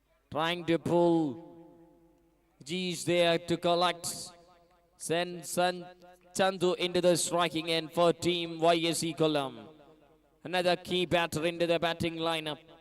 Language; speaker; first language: English; non-native, local second language; Malayalam